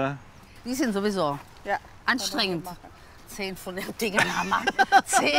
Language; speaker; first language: German; native; German